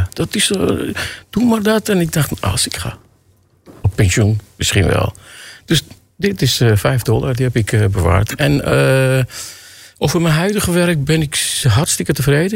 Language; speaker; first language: Dutch; non-native, fluent; Armenian